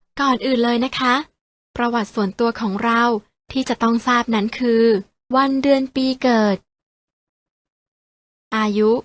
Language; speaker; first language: Thai; native; Thai